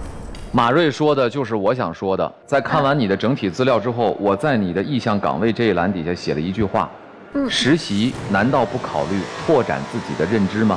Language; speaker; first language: Chinese; native; Chinese